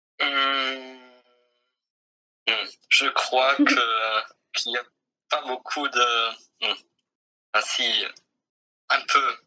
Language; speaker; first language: French; non-native, fluent; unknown